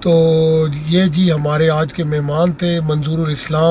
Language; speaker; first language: Urdu; native; Urdu